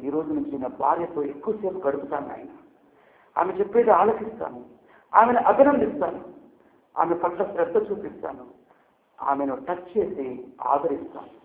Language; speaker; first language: Telugu; native; Telugu